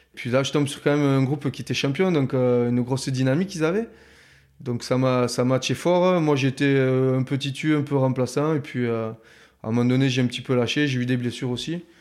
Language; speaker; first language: French; native; French